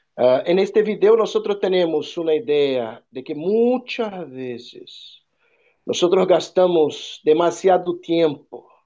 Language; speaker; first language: Spanish; non-native, fluent; Portuguese